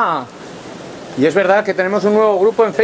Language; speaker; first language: Spanish; native; Spanish